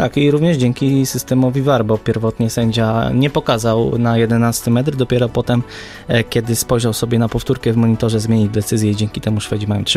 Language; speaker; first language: Polish; native; Polish